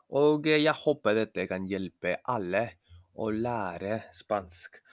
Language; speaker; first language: Norwegian; non-native, fluent; Spanish